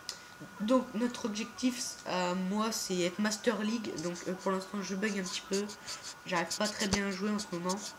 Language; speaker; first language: French; native; French